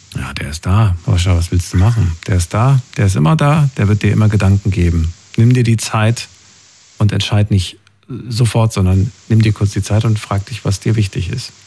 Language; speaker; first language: German; native; German